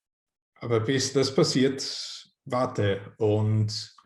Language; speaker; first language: German; non-native, fluent; English